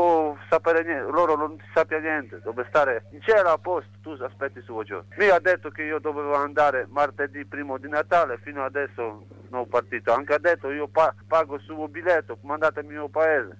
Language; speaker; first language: Italian; non-native, learner; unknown